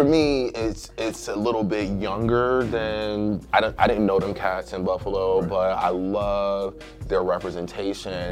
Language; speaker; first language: English; native; English